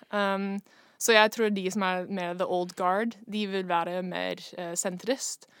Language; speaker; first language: Norwegian; non-native, fluent; English